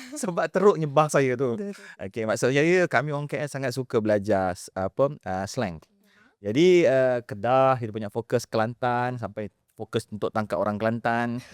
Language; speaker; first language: Malay; native; Malay